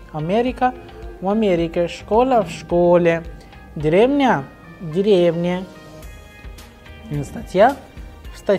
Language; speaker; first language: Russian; non-native, fluent; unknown